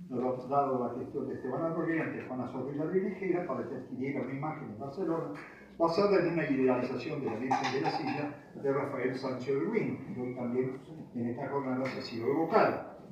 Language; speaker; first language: Spanish; native; Spanish